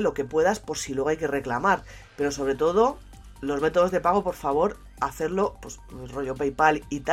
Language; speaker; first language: Spanish; native; Spanish